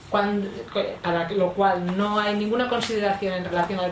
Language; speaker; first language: Spanish; native; Spanish